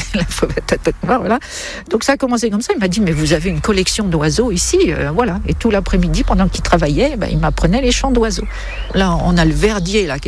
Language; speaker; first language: French; native; French